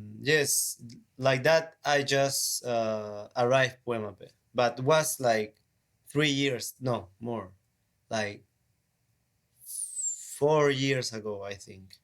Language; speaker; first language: English; non-native, learner; Spanish